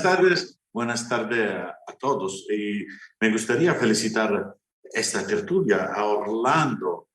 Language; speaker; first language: Spanish; non-native, fluent; Italian